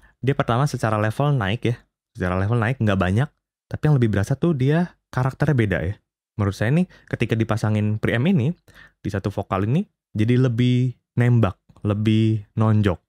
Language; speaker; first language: Indonesian; native; Indonesian